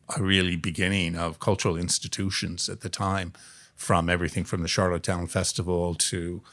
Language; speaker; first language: English; native; English